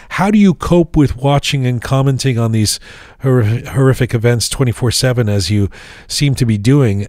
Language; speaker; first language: English; native; English